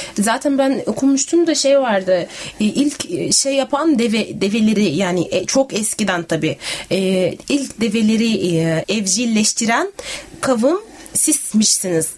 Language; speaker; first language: Turkish; native; Turkish